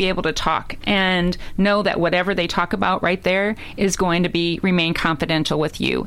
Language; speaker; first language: English; native; English